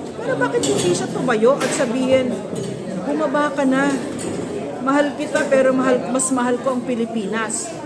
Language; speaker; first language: Filipino; native; Filipino